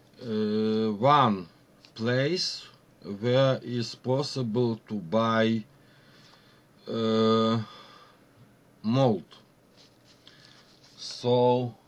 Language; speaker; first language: English; non-native, learner; Ukrainian